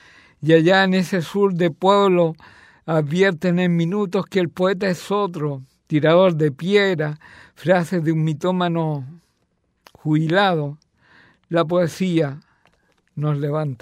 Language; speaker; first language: Spanish; native; Spanish